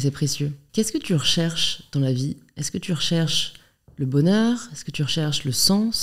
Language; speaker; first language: French; native; French